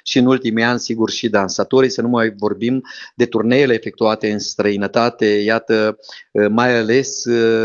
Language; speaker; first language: Romanian; native; Romanian